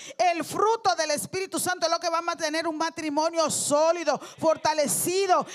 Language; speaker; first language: Spanish; native; Spanish